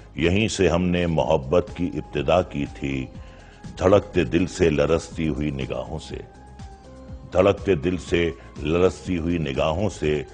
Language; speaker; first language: Hindi; native; Hindi